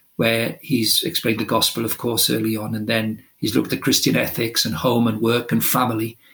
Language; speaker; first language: English; non-native, local second language; Welsh